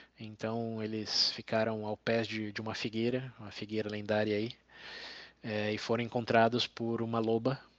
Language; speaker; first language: Portuguese; native; Portuguese